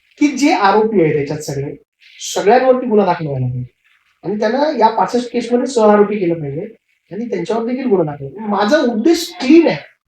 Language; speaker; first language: Marathi; native; Marathi